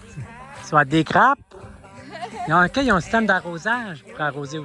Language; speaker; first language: French; native; French